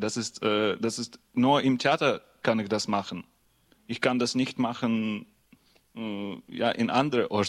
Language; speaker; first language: German; non-native, learner; Russian